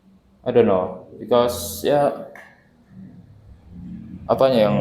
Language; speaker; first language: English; non-native, learner; Indonesian